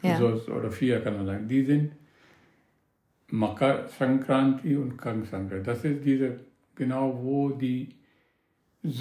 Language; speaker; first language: German; non-native, learner; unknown